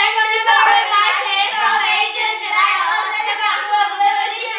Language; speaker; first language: English; non-native, learner; Korean